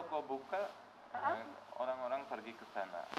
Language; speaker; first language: Indonesian; non-native, learner; Uzbek